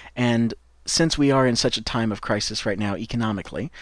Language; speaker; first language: English; native; English